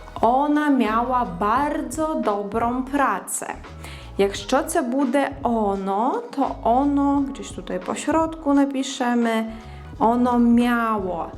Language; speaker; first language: Polish; non-native, fluent; Ukrainian